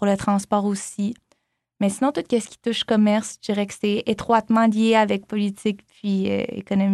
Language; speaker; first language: French; native; French